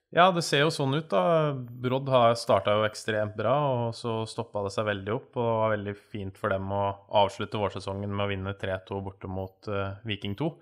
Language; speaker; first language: Norwegian; native; Norwegian